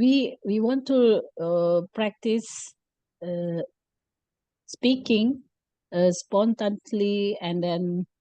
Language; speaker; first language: English; non-native, learner; Indonesian